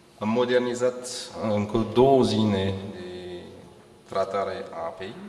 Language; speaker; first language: Romanian; non-native, fluent; French